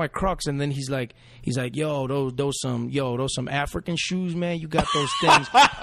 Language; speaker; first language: English; native; English